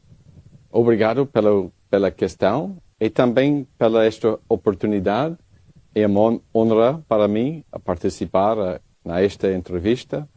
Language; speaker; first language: Portuguese; non-native, learner; English